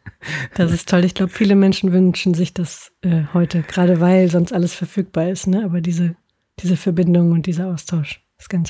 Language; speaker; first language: German; native; German